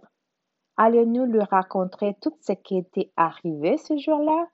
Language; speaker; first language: French; non-native, learner; Spanish